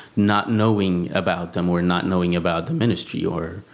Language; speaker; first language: English; non-native, fluent; Amharic